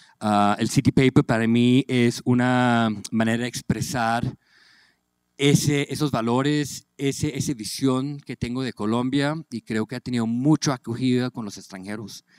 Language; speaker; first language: Spanish; native; Spanish